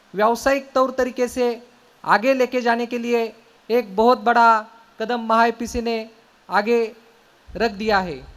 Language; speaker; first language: Hindi; non-native, local second language; Marathi